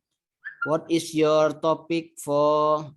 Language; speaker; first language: English; non-native, fluent; Indonesian